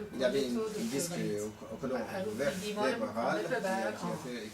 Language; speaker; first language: French; non-native, learner; Persian